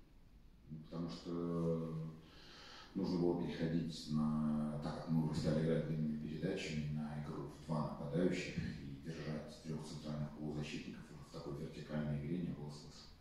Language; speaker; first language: Russian; native; Russian